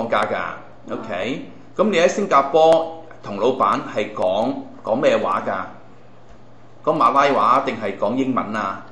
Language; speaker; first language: Cantonese; native; Cantonese